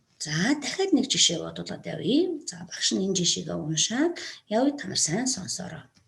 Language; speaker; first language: Mongolian; non-native, local second language; Kazakh